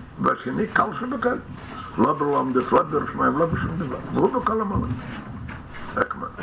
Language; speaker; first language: Hebrew; non-native, fluent; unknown